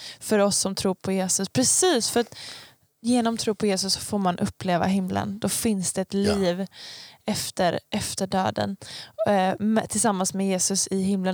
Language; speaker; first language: Swedish; native; Swedish